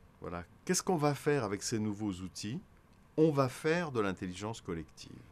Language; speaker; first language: French; native; French